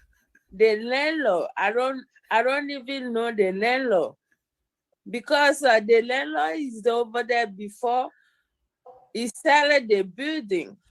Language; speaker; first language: English; non-native, learner; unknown